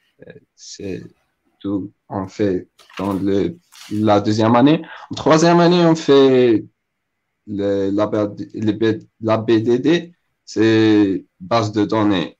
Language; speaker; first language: French; non-native, local second language; Arabic